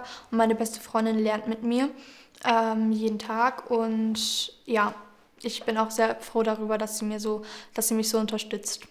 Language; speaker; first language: German; early bilingual, other home language; Georgian